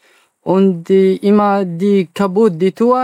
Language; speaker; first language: German; non-native, learner; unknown